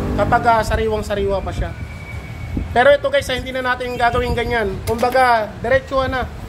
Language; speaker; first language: Filipino; native; Filipino